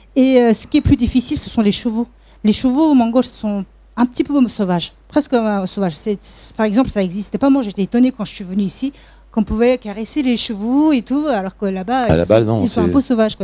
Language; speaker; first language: French; non-native, fluent; Mongolian